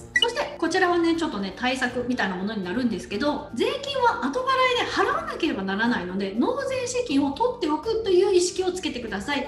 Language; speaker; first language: Japanese; native; Japanese